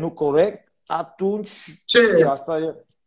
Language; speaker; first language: Romanian; non-native, learner; Polish